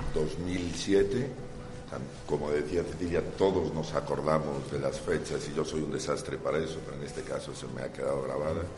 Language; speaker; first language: Spanish; native; Spanish